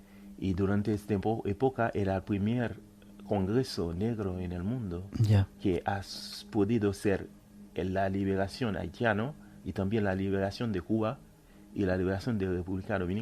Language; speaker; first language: Spanish; non-native, fluent; Haitian Creole